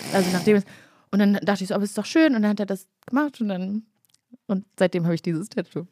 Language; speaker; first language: German; early bilingual, other home language; Kinyarwanda